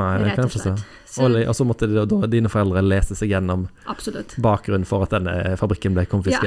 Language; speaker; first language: Norwegian; native; Norwegian